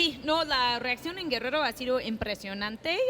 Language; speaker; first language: Spanish; non-native, fluent; English